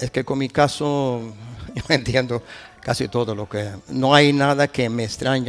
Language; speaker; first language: Spanish; non-native, fluent; Swedish